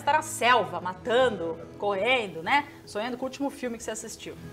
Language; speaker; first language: Portuguese; native; Portuguese